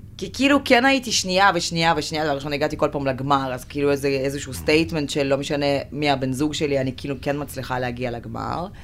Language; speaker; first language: Hebrew; non-native, fluent; Russian